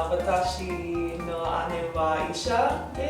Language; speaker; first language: Japanese; non-native, learner; English